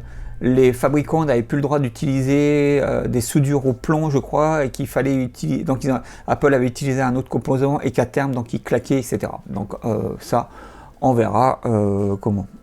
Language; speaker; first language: French; native; French